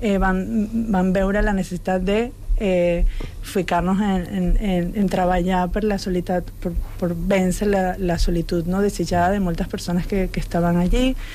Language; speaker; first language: Catalan; non-native, local second language; Spanish